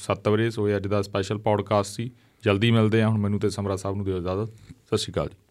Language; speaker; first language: Punjabi; native; Punjabi